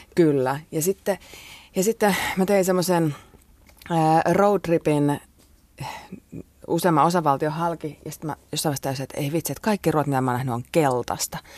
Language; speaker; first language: Finnish; native; Finnish